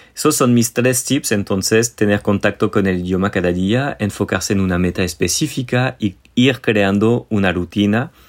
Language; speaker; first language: Spanish; non-native, fluent; French